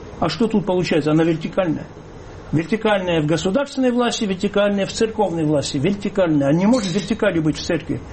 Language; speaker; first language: Russian; early bilingual, heritage; Russian